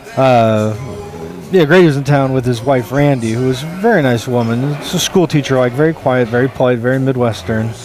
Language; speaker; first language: English; native; English